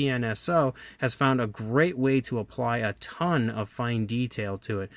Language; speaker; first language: English; native; English